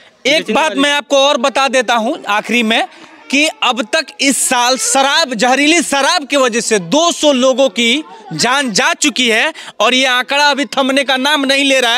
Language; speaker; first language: Hindi; native; Hindi